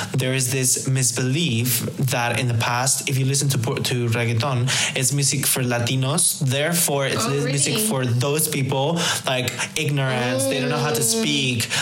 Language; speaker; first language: English; early bilingual, other home language; Spanish